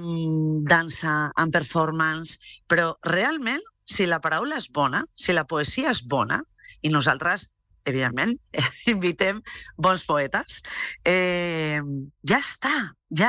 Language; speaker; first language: Catalan; non-native, local second language; Spanish